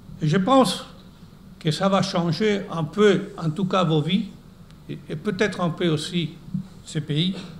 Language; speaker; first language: French; non-native, fluent; Spanish